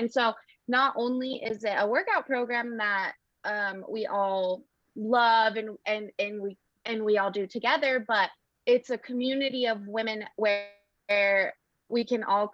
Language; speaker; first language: English; native; English